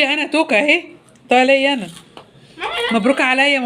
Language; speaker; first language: Arabic; native; Arabic